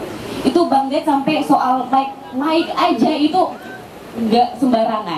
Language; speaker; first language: Indonesian; native; Indonesian